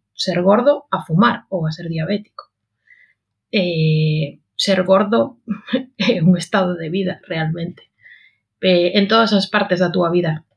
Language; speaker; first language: Galician; non-native, local second language; Spanish